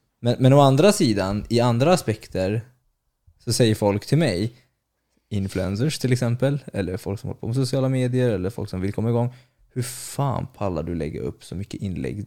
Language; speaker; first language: Swedish; early bilingual, other home language; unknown